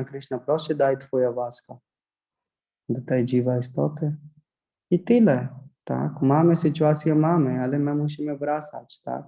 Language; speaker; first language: Polish; non-native, learner; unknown